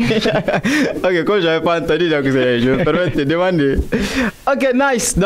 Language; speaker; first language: French; non-native, local second language; Bambara